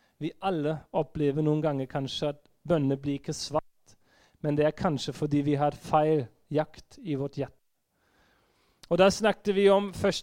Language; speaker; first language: Norwegian; non-native, fluent; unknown